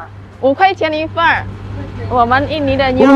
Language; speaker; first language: Chinese; non-native, fluent; Indonesian